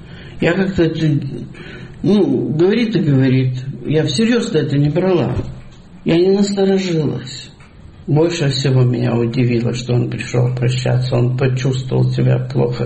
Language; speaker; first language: Russian; native; Russian